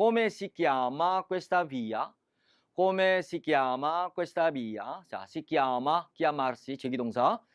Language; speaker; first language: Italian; non-native, fluent; Korean